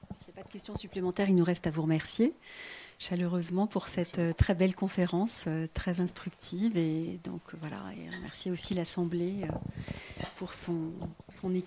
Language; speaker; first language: French; native; French